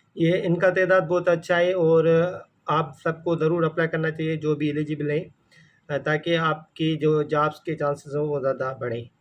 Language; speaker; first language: Urdu; non-native, local second language; Sindhi